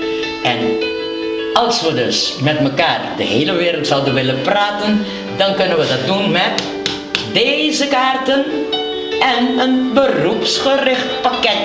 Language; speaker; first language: Dutch; non-native, local second language; Papiamento